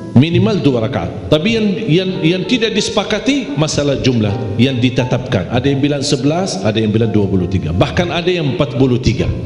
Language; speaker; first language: Indonesian; non-native, fluent; Arabic